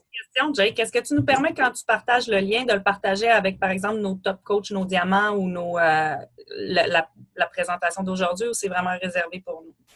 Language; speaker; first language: French; native; French